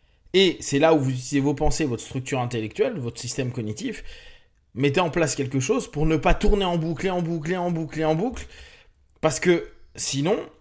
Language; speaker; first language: French; native; French